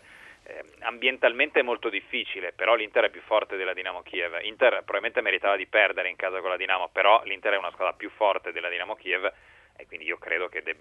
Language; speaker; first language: Italian; native; Italian